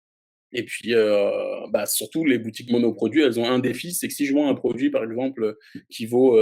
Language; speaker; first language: French; native; French